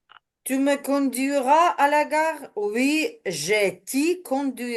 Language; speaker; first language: French; non-native, learner; Ukrainian